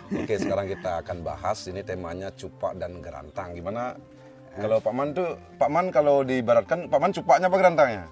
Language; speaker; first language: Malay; non-native, local second language; Balinese